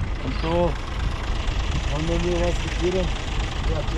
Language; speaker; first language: German; non-native, learner; Turkish